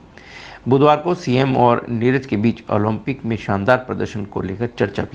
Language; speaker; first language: Hindi; native; Hindi